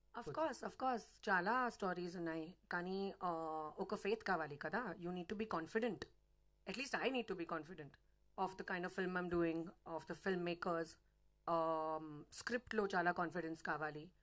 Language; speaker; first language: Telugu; non-native, fluent; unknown